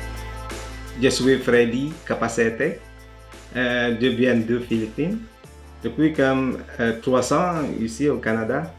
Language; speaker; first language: French; non-native, learner; Filipino